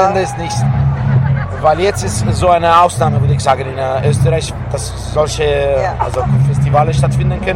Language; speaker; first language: German; non-native, fluent; Italian